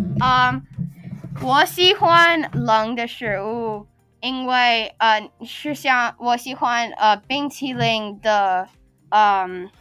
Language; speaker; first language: Chinese; non-native, learner; English